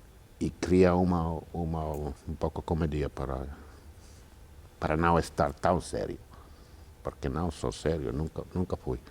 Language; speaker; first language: Portuguese; non-native, learner; Finnish